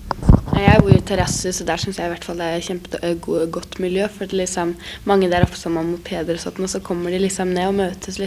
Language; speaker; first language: Norwegian; native; Norwegian